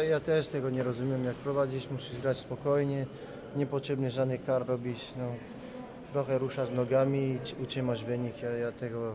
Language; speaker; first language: Polish; non-native, fluent; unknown